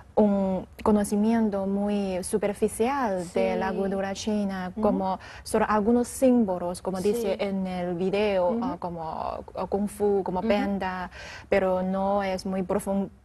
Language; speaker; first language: Spanish; non-native, learner; Chinese